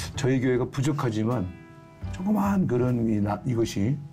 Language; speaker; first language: Korean; native; Korean